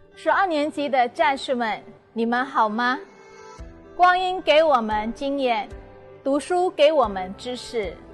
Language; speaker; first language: Chinese; non-native, fluent; Indonesian